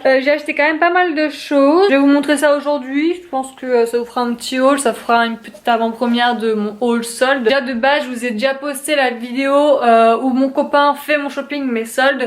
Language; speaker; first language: French; native; French